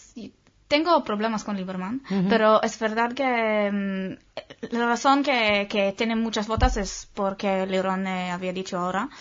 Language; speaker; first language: Spanish; non-native, fluent; Hebrew